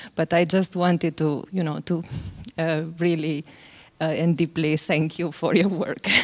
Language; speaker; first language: English; non-native, fluent; Romanian